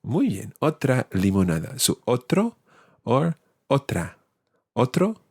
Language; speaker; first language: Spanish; non-native, fluent; English